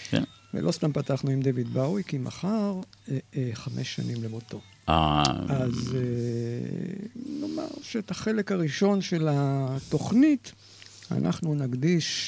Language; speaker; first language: Hebrew; native; Hebrew